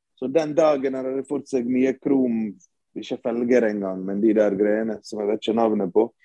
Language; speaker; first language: Norwegian; early bilingual, other home language; Bosnian